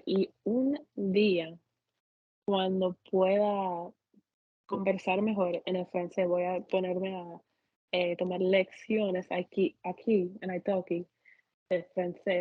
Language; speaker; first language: Spanish; non-native, fluent; English